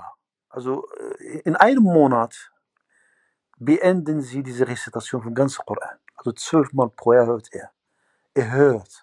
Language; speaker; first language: German; non-native, fluent; Arabic